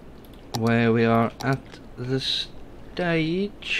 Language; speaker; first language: English; native; English